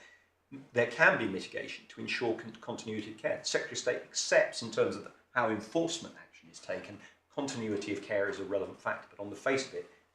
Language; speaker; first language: English; native; English